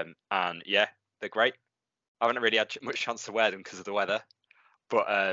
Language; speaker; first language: English; native; English